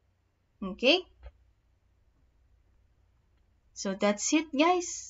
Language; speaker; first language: English; non-native, local second language; Filipino